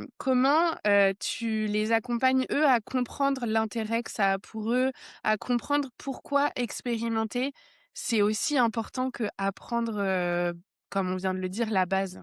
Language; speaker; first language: French; native; French